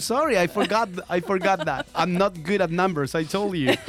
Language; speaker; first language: English; non-native, fluent; Spanish